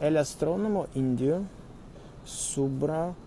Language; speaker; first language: Spanish; non-native, learner; Russian